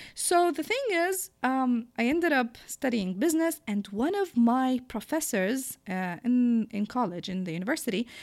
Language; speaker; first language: English; non-native, fluent; Arabic